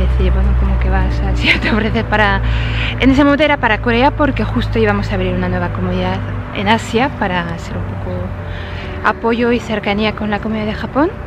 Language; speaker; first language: Spanish; non-native, fluent; French